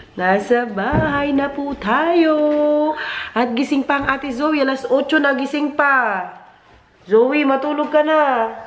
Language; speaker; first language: Filipino; non-native, local second language; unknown